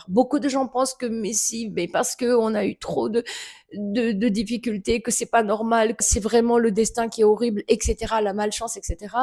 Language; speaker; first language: French; native; French